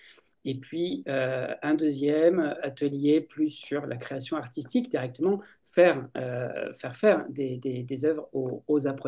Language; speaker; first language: French; native; French